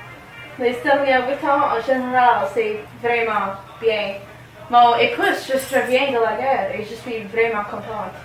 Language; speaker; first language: French; non-native, learner; English